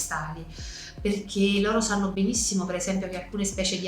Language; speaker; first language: Italian; native; Italian